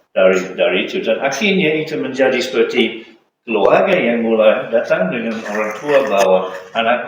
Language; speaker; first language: Indonesian; non-native, fluent; English